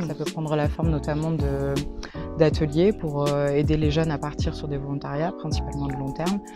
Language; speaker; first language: French; native; French